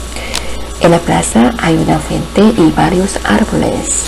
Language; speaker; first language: Spanish; non-native, fluent; Korean